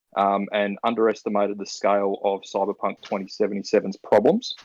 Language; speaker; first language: English; native; English